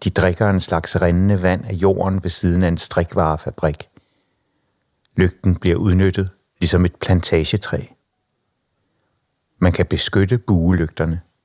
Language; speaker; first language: Danish; native; Danish